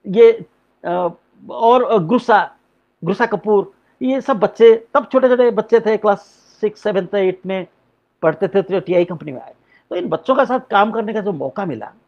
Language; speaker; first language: Hindi; non-native, local second language; Odia